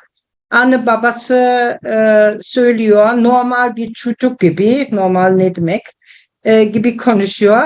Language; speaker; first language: Turkish; non-native, learner; German